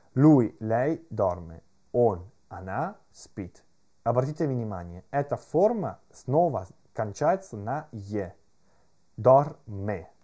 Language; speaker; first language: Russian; non-native, fluent; Italian